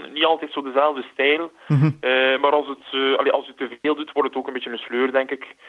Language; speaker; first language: Dutch; native; Dutch